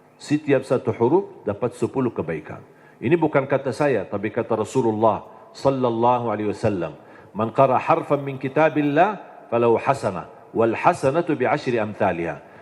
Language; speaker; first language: Indonesian; non-native, fluent; Arabic